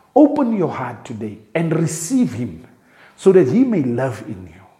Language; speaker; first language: English; non-native, local second language; Afrikaans